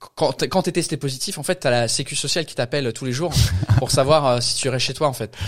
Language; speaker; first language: French; non-native, fluent; English